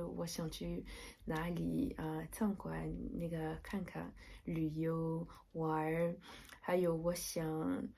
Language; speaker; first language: Chinese; non-native, learner; French